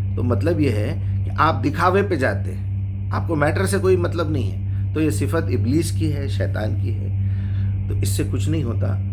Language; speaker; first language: Urdu; native; Urdu